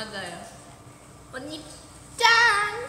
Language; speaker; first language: Korean; non-native, fluent; Thai